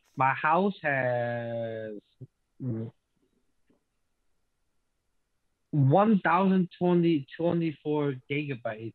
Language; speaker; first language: English; non-native, local second language; Cantonese